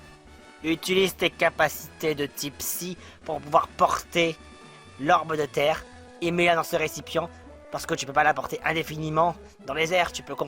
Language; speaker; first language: French; native; French